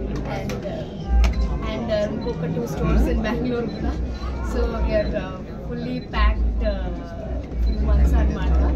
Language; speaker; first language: Telugu; native; Telugu